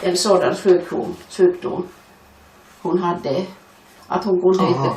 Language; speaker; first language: Swedish; non-native, fluent; Finnish